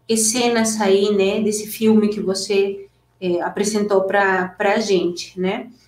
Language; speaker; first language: Portuguese; non-native, fluent; Spanish